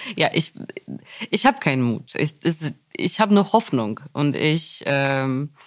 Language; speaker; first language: German; non-native, fluent; Ukrainian